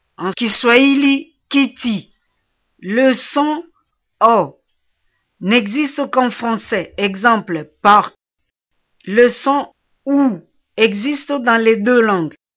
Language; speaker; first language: French; non-native, local second language; Swahili